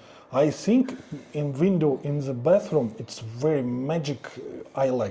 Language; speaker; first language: English; non-native, learner; Russian